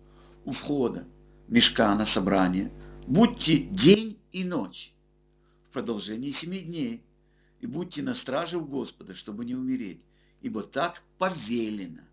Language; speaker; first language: Russian; native; Russian